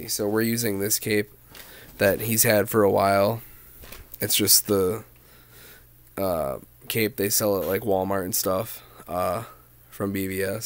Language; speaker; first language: English; native; English